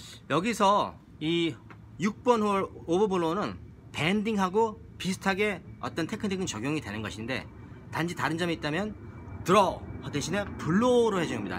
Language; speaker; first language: Korean; native; Korean